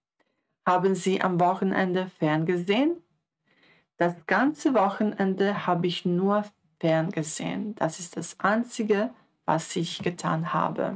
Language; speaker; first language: German; non-native, fluent; Croatian